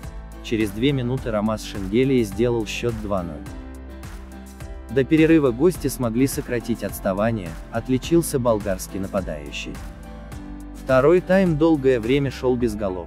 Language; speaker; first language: Russian; native; Russian